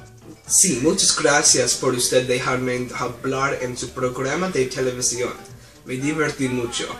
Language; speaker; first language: Spanish; non-native, learner; English